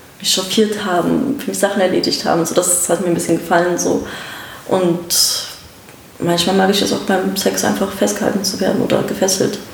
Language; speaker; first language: German; early bilingual, other home language; Russian